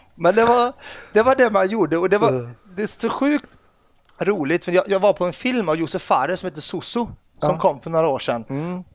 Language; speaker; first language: Swedish; early bilingual, other home language; Arabic